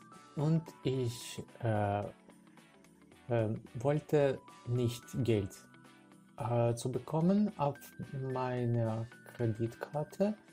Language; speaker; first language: German; non-native, learner; Ukrainian